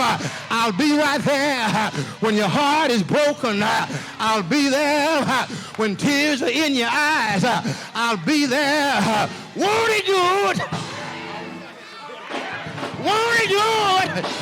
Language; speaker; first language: English; native; English